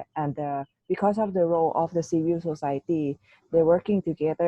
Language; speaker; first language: English; non-native, learner; Thai